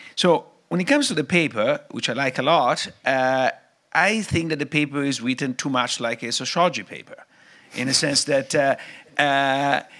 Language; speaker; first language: English; non-native, fluent; Italian